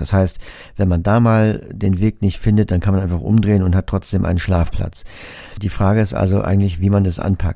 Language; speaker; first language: German; native; German